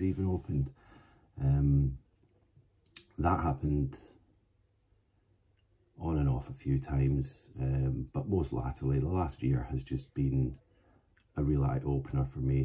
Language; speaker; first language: English; native; English